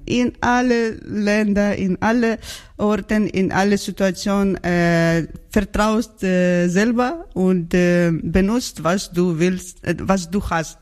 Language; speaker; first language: German; non-native, learner; Georgian